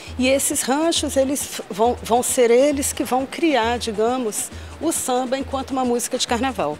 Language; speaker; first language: Portuguese; native; Portuguese